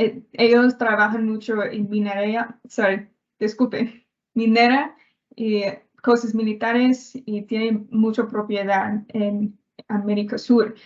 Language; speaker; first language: Spanish; non-native, learner; English